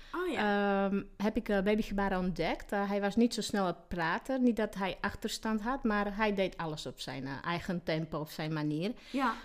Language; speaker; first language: Dutch; non-native, fluent; Slovak